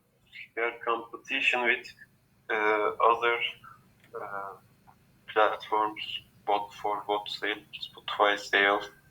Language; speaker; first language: English; non-native, learner; Turkish